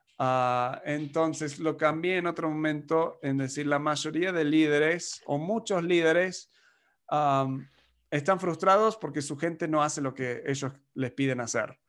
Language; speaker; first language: Spanish; non-native, fluent; English